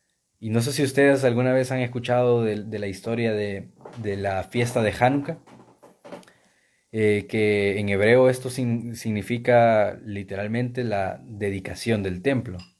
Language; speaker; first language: Spanish; native; Spanish